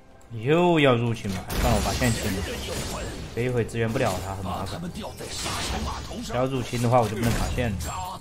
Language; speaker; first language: Chinese; native; Chinese